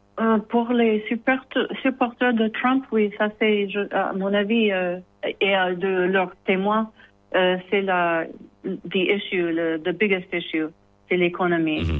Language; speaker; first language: French; non-native, learner; English